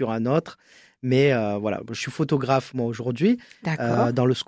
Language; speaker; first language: French; native; French